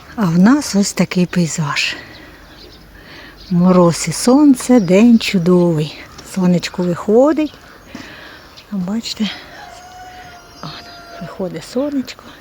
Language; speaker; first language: Ukrainian; native; Ukrainian